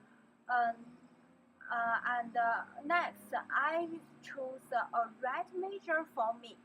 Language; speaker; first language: English; non-native, learner; Chinese